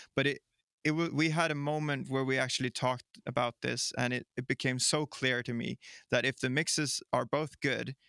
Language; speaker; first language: English; non-native, fluent; Swedish